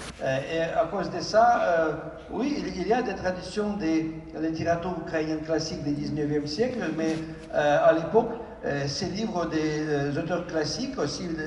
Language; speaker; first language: French; non-native, fluent; Russian